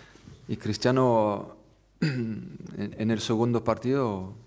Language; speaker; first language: Spanish; non-native, fluent; French